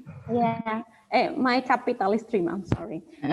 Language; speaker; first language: English; non-native, fluent; Indonesian